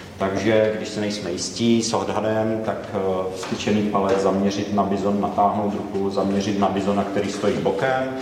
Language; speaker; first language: Czech; native; Czech